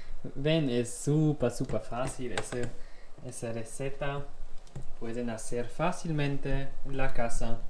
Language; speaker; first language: Spanish; non-native, learner; German